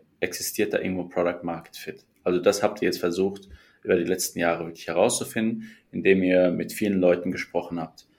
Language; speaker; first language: German; native; German